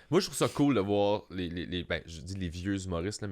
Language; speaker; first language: French; native; French